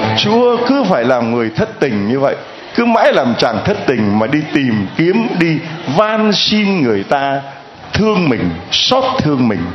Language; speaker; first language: Vietnamese; native; Vietnamese